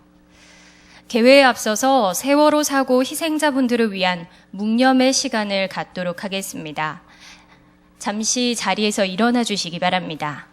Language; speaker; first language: Korean; native; Korean